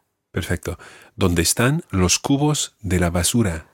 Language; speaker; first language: Spanish; non-native, fluent; English